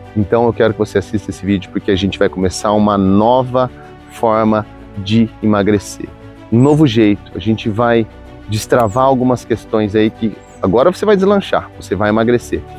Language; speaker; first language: Portuguese; native; Portuguese